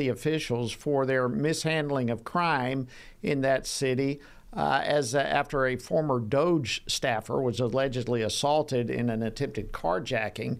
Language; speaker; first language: English; native; English